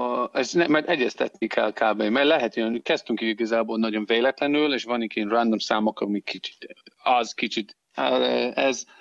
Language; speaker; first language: Hungarian; non-native, fluent; English